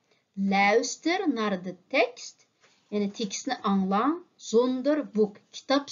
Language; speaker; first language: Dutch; non-native, learner; Uyghur